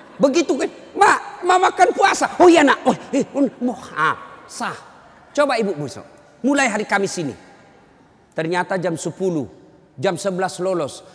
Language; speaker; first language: Indonesian; native; Indonesian